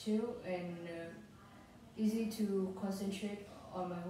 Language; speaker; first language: English; non-native, learner; Vietnamese